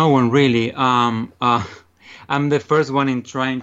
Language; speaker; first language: English; non-native, fluent; Spanish